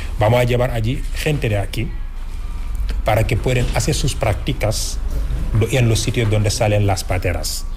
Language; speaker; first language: Spanish; non-native, fluent; Wolof